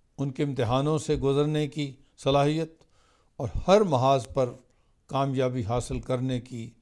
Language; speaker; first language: Hindi; non-native, local second language; Punjabi